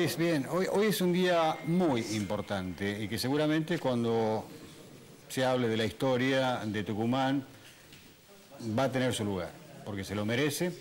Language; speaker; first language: Spanish; native; Spanish